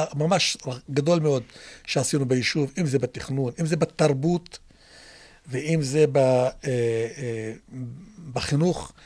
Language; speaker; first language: Hebrew; non-native, local second language; Arabic